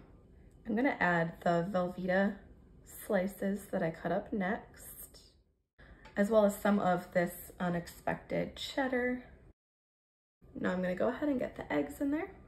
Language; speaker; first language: English; native; English